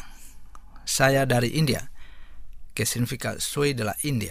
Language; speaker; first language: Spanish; non-native, fluent; Indonesian